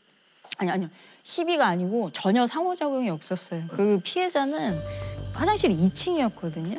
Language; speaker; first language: Korean; native; Korean